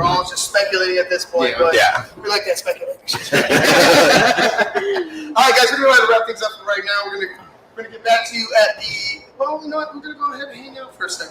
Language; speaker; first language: English; native; English